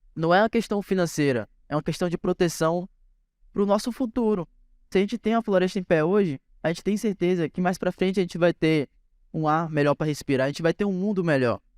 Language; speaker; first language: Portuguese; native; Portuguese